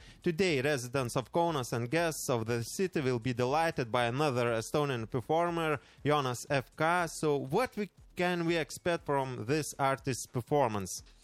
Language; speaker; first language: English; non-native, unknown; Lithuanian